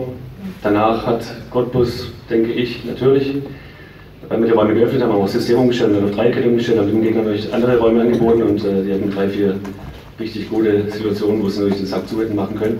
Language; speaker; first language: German; native; German